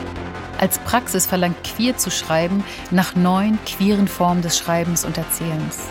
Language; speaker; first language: German; native; German